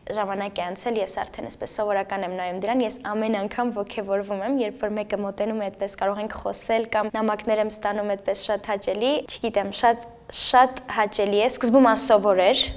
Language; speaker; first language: Armenian; native; Armenian